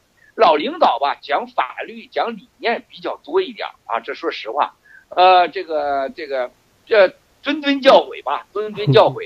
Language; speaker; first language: Chinese; native; Chinese